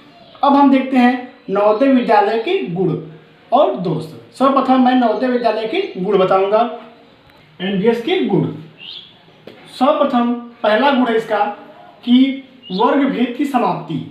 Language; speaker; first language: Hindi; native; Hindi